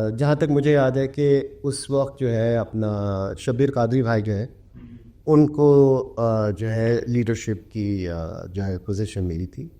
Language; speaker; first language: Urdu; early bilingual, heritage; Urdu